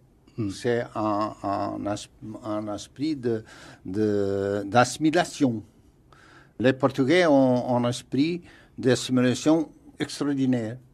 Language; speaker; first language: French; non-native, fluent; Portuguese